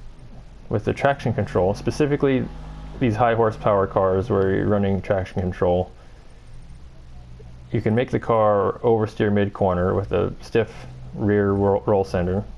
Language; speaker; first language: English; native; English